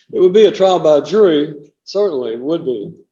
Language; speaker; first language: English; native; English